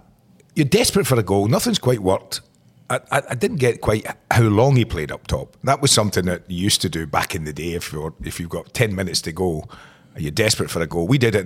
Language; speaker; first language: English; native; English